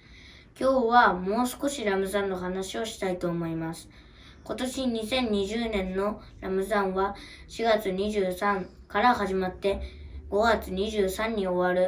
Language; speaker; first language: Japanese; early bilingual, other home language; Uyghur